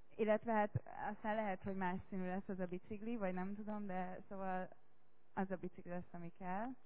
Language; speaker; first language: Hungarian; native; Hungarian